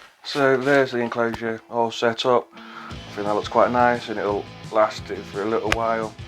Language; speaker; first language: English; native; English